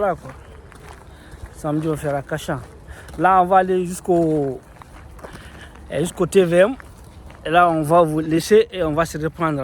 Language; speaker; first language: French; native; French